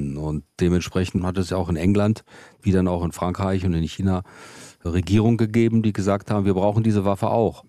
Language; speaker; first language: German; native; German